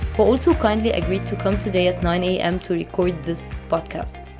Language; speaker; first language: English; non-native, fluent; Arabic